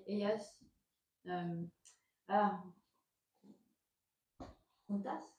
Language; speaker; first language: Spanish; non-native, learner; French